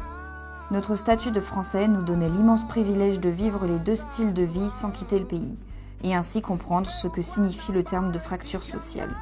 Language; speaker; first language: French; native; French